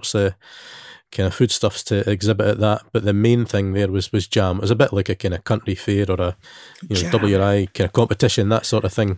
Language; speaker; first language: English; native; English